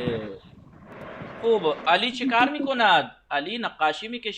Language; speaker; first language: Persian; non-native, fluent; Urdu